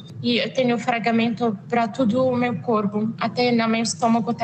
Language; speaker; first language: Portuguese; non-native, learner; Arabic